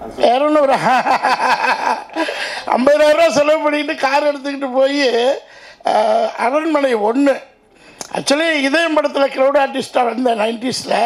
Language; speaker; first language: Tamil; native; Tamil